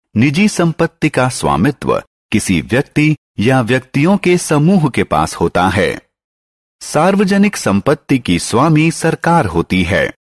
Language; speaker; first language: Hindi; non-native, local second language; Marathi